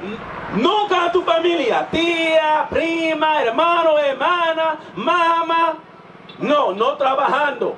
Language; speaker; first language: Spanish; non-native, learner; English